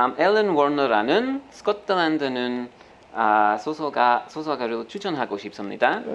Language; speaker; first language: Korean; non-native, fluent; English